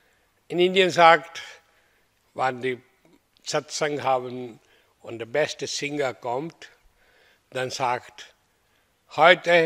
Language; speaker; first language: German; non-native, learner; Hindi